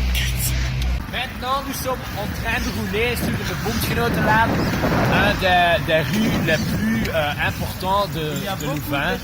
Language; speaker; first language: French; non-native, learner; Dutch